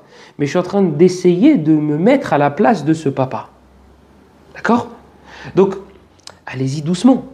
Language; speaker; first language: French; native; French